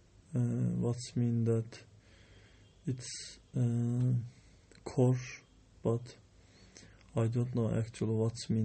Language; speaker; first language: English; non-native, learner; Turkish